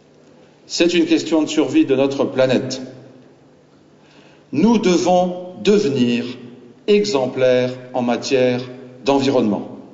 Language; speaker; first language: French; native; French